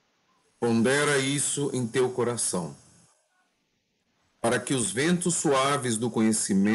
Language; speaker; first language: Portuguese; native; Portuguese